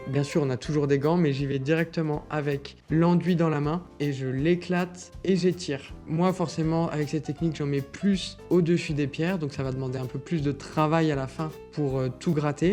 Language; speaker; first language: French; native; French